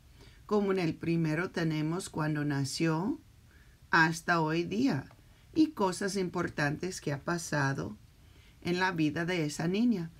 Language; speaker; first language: Spanish; early bilingual, heritage; Spanish